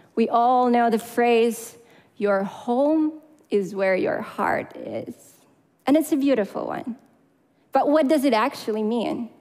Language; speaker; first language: English; non-native, fluent; Russian